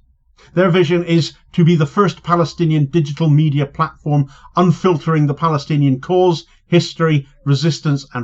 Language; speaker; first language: English; native; English